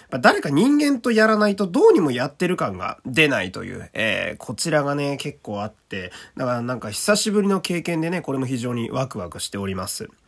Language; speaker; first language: Japanese; native; Japanese